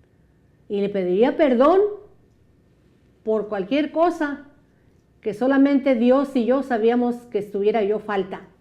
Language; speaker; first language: Spanish; native; Spanish